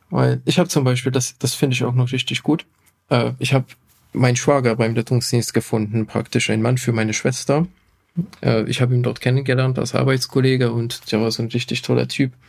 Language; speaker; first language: German; non-native, fluent; Hungarian